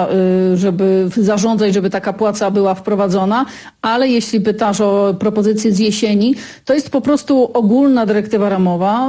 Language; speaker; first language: Polish; native; Polish